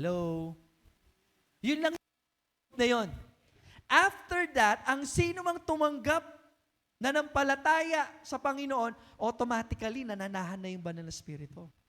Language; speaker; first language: Filipino; native; Filipino